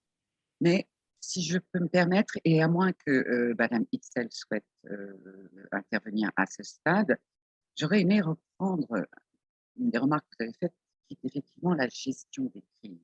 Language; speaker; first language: French; native; French